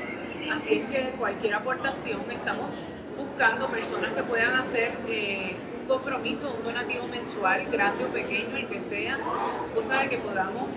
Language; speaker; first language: Spanish; native; Spanish